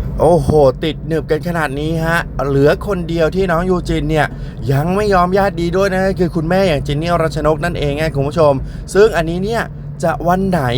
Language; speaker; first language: Thai; native; Thai